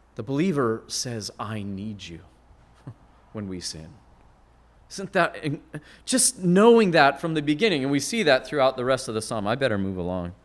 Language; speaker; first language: English; native; English